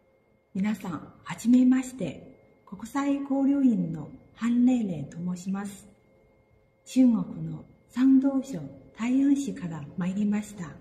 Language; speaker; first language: Japanese; non-native, fluent; Chinese